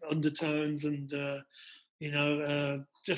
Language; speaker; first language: English; native; English